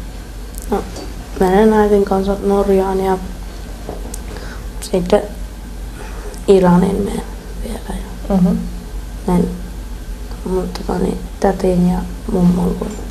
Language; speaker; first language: Finnish; early bilingual, other home language; Persian